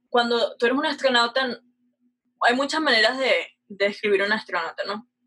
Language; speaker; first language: Spanish; native; Spanish